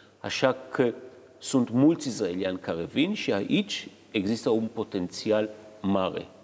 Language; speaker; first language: Romanian; early bilingual, heritage; Hebrew